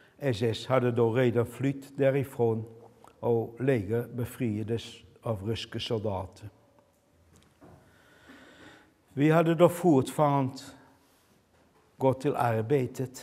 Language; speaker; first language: Swedish; non-native, fluent; Dutch